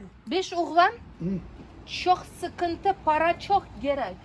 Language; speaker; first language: Turkish; non-native, learner; Russian